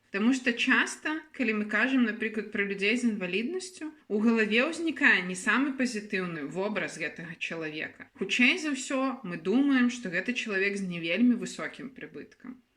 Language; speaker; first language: Belarusian; native; Belarusian